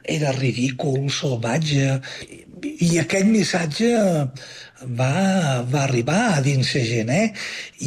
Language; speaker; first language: Catalan; native; Catalan